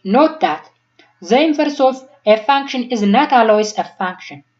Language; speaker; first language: English; non-native, local second language; Amharic